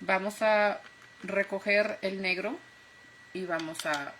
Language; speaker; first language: Spanish; early bilingual, heritage; Spanish